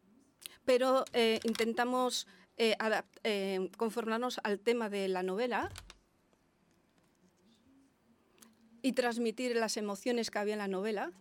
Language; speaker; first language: Spanish; non-native, fluent; Lithuanian